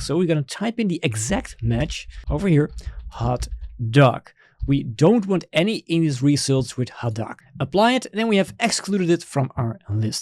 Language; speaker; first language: English; non-native, fluent; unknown